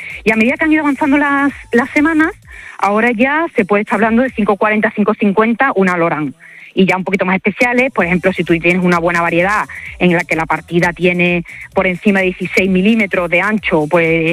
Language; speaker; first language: Spanish; native; Spanish